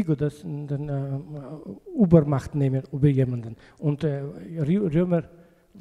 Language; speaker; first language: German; non-native, learner; Russian